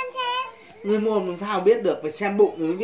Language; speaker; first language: Vietnamese; native; Vietnamese